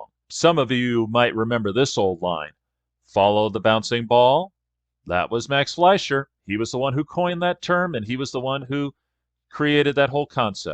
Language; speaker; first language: English; native; English